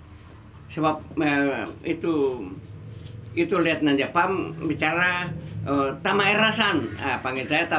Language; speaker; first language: Indonesian; non-native, local second language; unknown